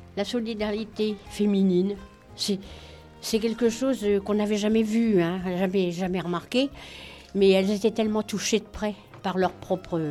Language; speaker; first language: French; native; French